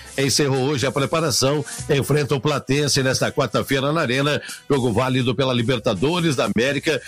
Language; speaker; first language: Portuguese; native; Portuguese